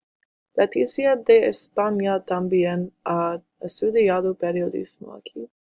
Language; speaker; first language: Spanish; non-native, learner; English